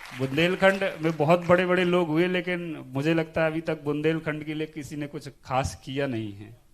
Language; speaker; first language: Hindi; native; Hindi